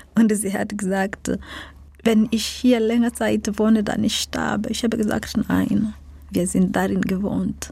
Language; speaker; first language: German; non-native, fluent; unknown